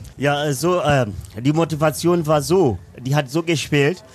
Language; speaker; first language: German; non-native, learner; Swahili